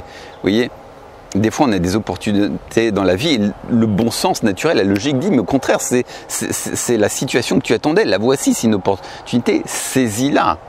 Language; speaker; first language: French; native; French